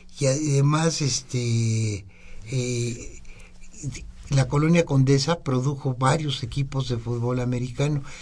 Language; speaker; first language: Spanish; native; Spanish